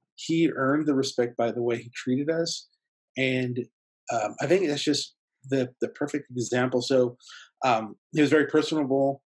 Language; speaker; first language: English; early bilingual, other home language; Spanish